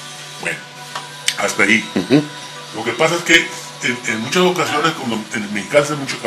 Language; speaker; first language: Spanish; native; Spanish